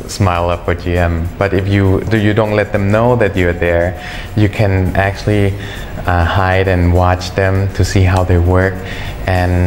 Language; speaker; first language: English; early bilingual, other home language; Thai